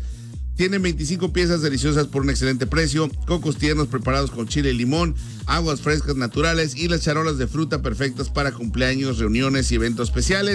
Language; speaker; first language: Spanish; native; Spanish